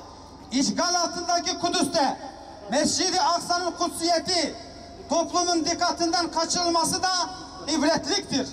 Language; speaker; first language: Turkish; native; Turkish